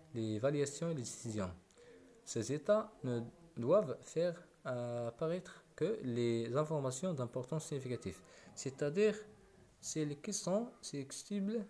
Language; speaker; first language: French; non-native, local second language; Arabic